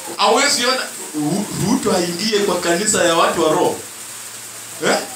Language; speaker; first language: Swahili; non-native, local second language; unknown